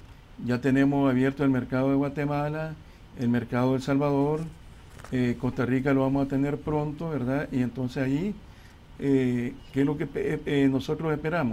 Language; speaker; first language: Spanish; native; Spanish